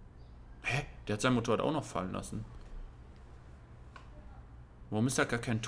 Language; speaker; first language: German; native; German